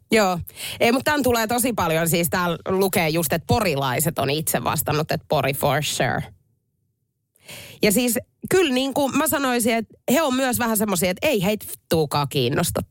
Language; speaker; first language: Finnish; native; Finnish